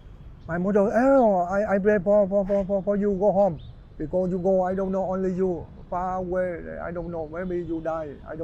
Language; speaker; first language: English; non-native, learner; Vietnamese